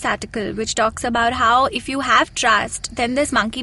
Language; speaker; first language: English; non-native, local second language; Hindi